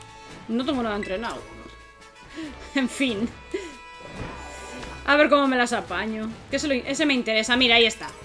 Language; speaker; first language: Spanish; native; Spanish